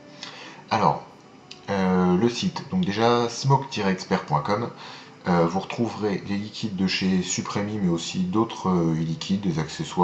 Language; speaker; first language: French; native; French